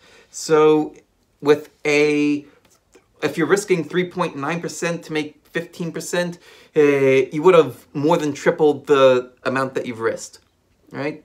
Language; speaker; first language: English; native; English